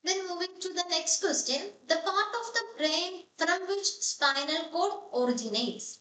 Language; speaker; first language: English; non-native, local second language; Malayalam